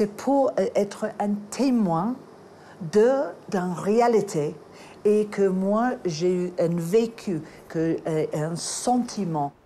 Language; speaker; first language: French; non-native, fluent; English